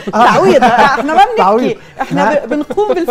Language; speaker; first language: Arabic; native; Arabic